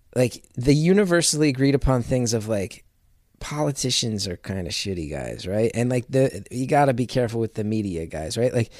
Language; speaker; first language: English; native; English